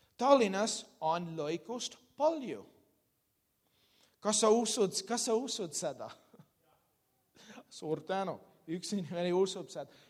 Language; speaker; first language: Estonian; non-native, learner; English